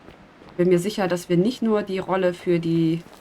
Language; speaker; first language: German; native; German